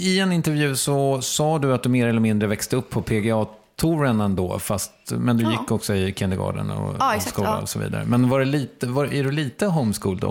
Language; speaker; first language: Swedish; native; Swedish